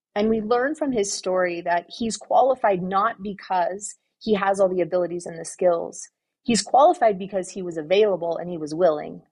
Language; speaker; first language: English; native; English